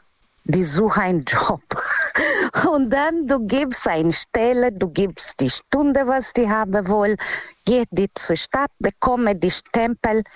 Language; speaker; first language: German; non-native, learner; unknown